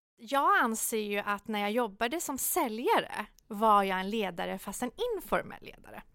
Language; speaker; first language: Swedish; early bilingual, other home language; Persian